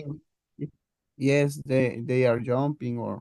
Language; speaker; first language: English; non-native, learner; Spanish